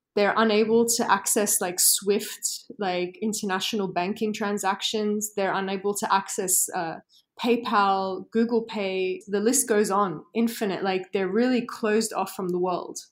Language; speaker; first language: English; native; English